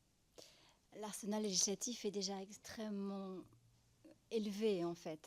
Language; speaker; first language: French; native; French